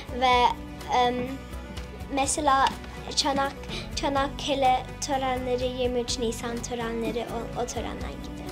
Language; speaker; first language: Turkish; early bilingual, heritage; Turkish